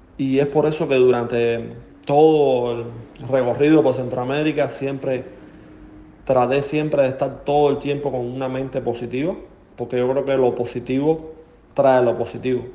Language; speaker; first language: Spanish; native; Spanish